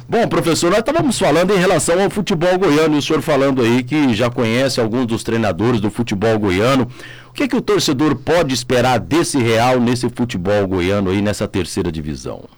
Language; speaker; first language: Portuguese; native; Portuguese